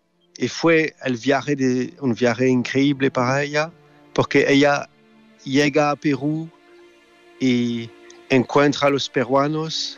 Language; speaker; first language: Spanish; non-native, learner; French